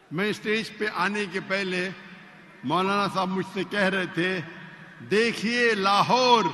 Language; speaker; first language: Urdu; non-native, local second language; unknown